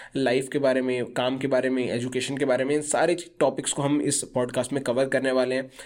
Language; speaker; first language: Hindi; native; Hindi